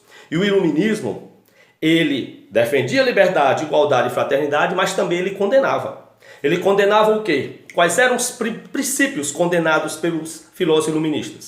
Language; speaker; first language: Portuguese; native; Portuguese